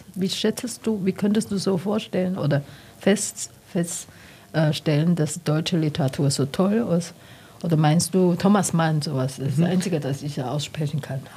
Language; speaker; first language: German; non-native, learner; Chinese